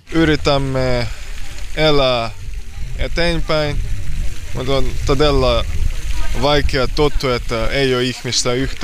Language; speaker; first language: Finnish; non-native, learner; Ukrainian